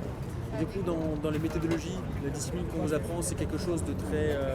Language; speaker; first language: French; native; French